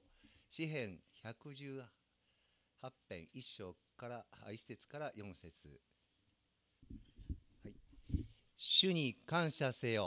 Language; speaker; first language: Japanese; native; Japanese